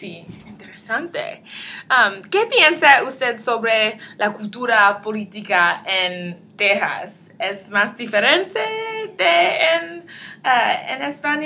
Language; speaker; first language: Spanish; non-native, learner; English